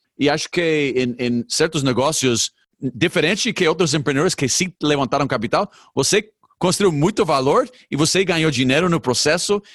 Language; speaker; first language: Portuguese; non-native, fluent; English